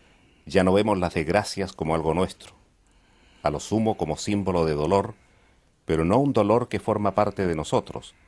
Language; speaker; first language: Spanish; native; Spanish